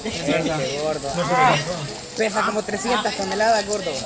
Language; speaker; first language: Spanish; native; Spanish